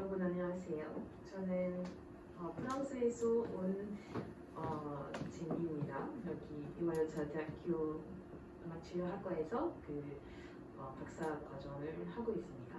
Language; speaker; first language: Korean; non-native, fluent; French